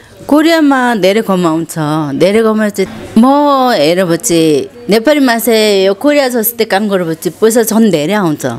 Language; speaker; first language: Nepali; non-native, learner; Korean